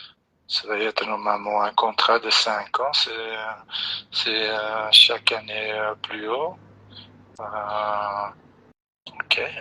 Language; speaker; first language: French; non-native, fluent; Dutch